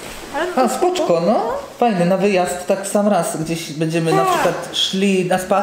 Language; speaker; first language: Polish; native; Polish